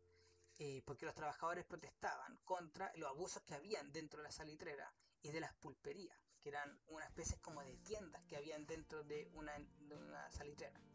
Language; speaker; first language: Spanish; native; Spanish